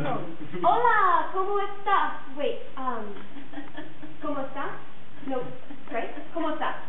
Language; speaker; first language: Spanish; non-native, learner; English